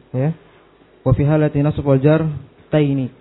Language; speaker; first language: Arabic; non-native, learner; Indonesian